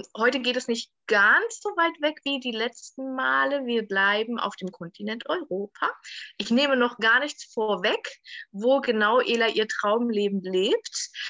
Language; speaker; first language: German; native; German